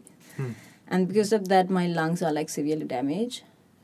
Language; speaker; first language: English; non-native, local second language; Sinhala